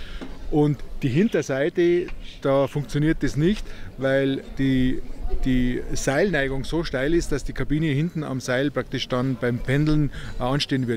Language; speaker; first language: German; native; German